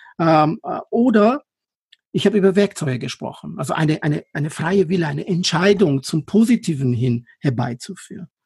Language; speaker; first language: German; non-native, fluent; Persian